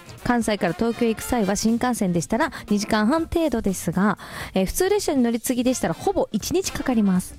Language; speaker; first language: Japanese; native; Japanese